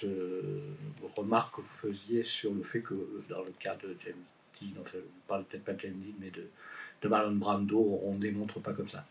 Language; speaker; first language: French; native; French